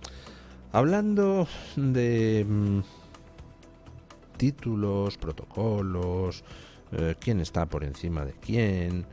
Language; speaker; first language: Spanish; native; Spanish